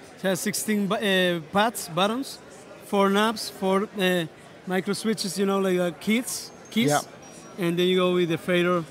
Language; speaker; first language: English; non-native, fluent; Spanish